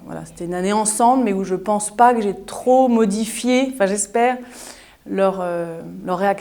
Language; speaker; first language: French; native; French